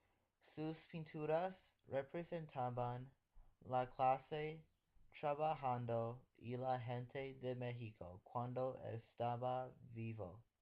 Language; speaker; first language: Spanish; non-native, learner; English